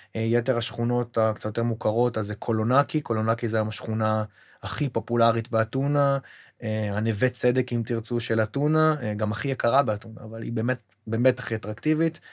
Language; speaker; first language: Hebrew; native; Hebrew